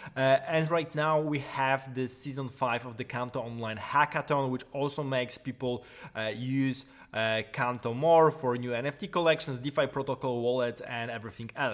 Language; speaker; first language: English; non-native, fluent; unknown